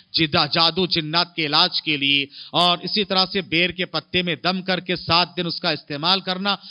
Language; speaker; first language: Urdu; native; Urdu